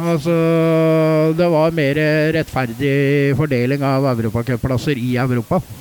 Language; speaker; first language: Norwegian; native; Norwegian